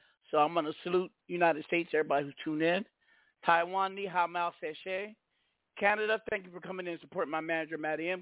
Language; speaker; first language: English; native; English